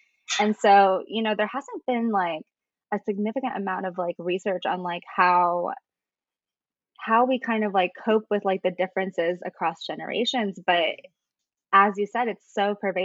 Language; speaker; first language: English; native; English